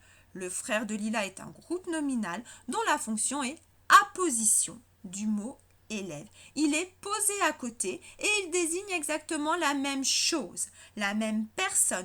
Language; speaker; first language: French; native; French